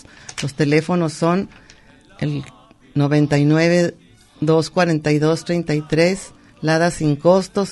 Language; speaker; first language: Spanish; native; Spanish